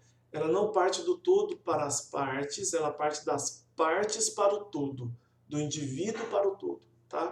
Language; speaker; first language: Portuguese; native; Portuguese